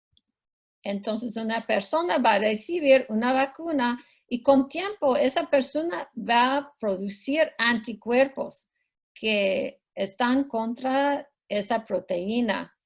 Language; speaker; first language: Spanish; non-native, fluent; English